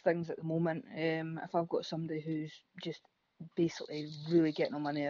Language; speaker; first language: English; native; English